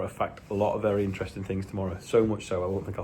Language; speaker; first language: English; native; English